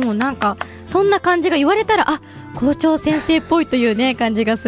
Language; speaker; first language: Japanese; native; Japanese